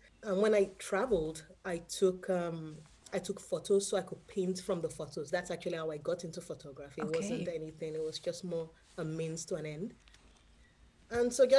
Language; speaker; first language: English; non-native, local second language; Yoruba